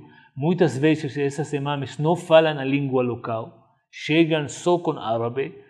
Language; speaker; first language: Portuguese; non-native, fluent; Arabic